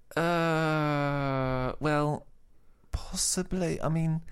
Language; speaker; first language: English; native; English